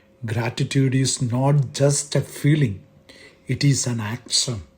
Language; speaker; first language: English; non-native, local second language; Malayalam